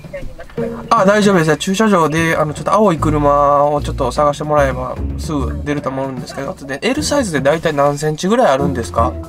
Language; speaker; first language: Japanese; native; Japanese